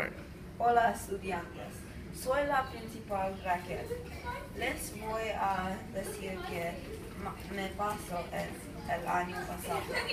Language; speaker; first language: Spanish; non-native, learner; English